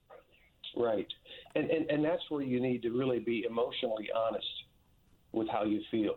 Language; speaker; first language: English; native; English